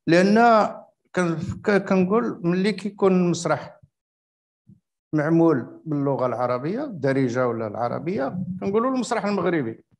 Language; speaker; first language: Arabic; native; Arabic